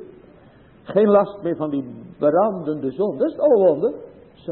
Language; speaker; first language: Dutch; native; Dutch